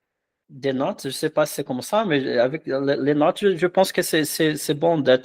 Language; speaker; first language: French; non-native, fluent; Portuguese